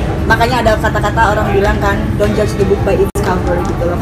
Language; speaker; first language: Indonesian; native; Indonesian